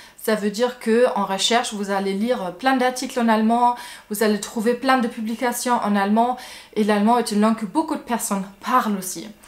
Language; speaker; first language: French; non-native, fluent; German